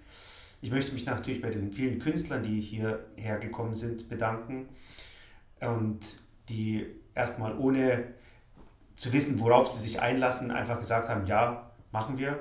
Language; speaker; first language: German; native; German